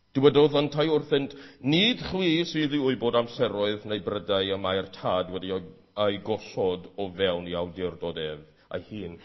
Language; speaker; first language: Welsh; non-native, fluent; English